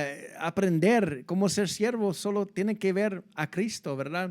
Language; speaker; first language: Spanish; non-native, fluent; English